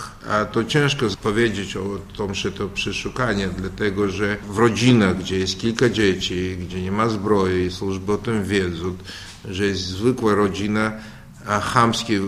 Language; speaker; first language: Polish; non-native, learner; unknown